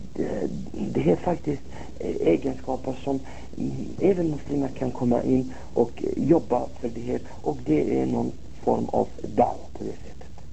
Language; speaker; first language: Swedish; non-native, fluent; Arabic